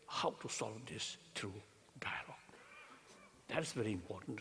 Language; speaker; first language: English; non-native, learner; Tibetan